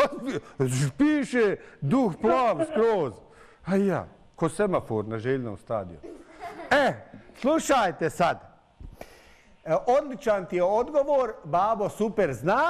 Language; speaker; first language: Bosnian; native; Bosnian